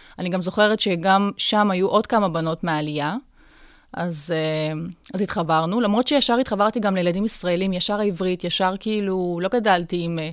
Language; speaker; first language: Hebrew; early bilingual, other home language; Russian